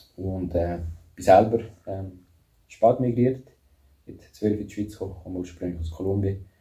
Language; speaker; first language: German; early bilingual, other home language; Spanish